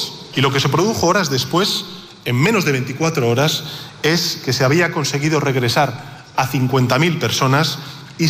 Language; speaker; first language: Spanish; native; Spanish